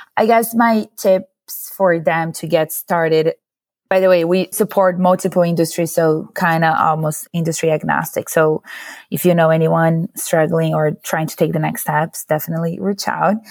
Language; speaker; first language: English; non-native, fluent; Portuguese